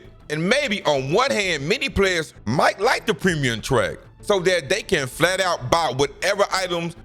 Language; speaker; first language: English; native; English